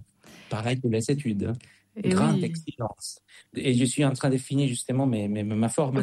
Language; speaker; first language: French; non-native, fluent; Spanish